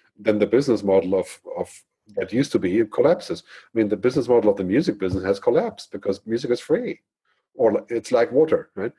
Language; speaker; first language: English; non-native, fluent; German